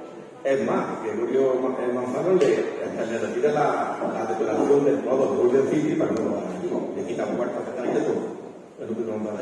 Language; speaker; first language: Spanish; native; Spanish